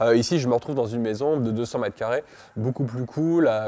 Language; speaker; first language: French; native; French